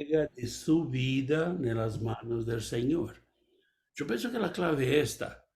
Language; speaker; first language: Spanish; non-native, fluent; Portuguese